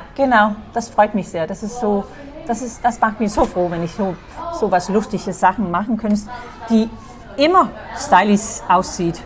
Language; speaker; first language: German; non-native, fluent; Danish